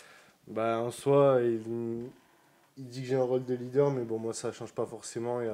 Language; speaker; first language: French; native; French